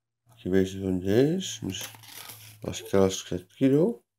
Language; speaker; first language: Spanish; non-native, local second language; Catalan